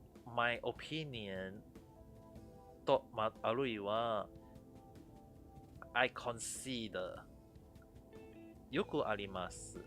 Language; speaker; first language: Japanese; non-native, fluent; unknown